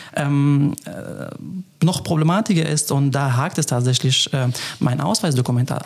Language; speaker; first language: German; non-native, fluent; Arabic